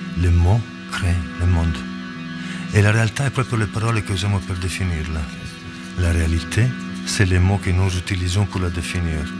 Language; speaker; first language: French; non-native, fluent; Italian